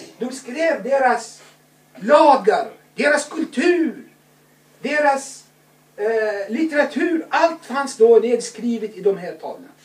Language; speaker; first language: Swedish; non-native, fluent; Arabic